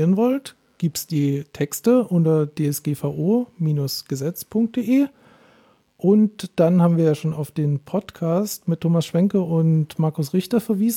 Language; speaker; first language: German; native; German